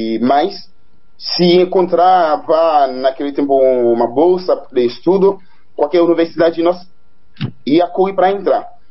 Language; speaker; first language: Portuguese; non-native, fluent; Haitian Creole